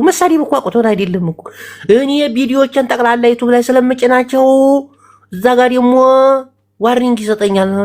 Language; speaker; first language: Amharic; native; Amharic